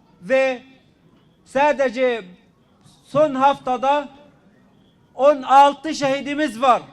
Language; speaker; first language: Turkish; non-native, fluent; Arabic